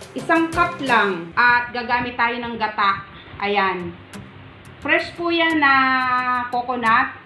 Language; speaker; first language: Filipino; non-native, local second language; Bikol